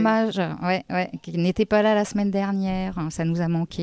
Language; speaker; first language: French; native; French